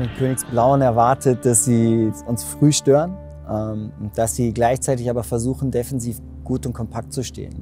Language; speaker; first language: German; native; German